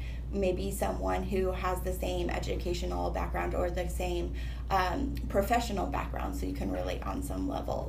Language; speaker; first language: English; native; English